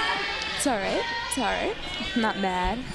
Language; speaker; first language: English; native; English